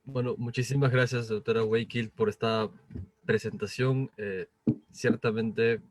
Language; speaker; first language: Spanish; native; Spanish